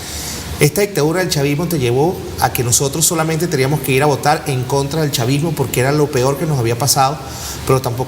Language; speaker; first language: Spanish; native; Spanish